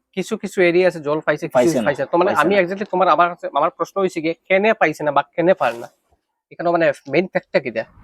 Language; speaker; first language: Bangla; non-native, local second language; Sylheti